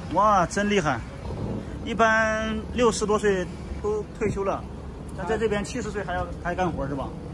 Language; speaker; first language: Chinese; native; Chinese